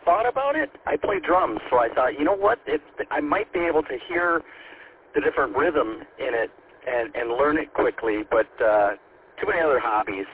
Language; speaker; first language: English; native; English